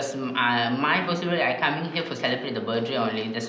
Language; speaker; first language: English; non-native, learner; Chinese